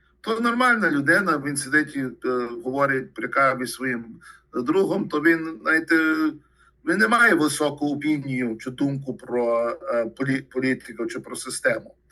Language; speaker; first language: Ukrainian; early bilingual, heritage; Ukrainian